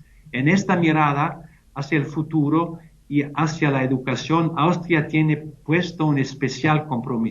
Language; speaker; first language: Spanish; non-native, fluent; German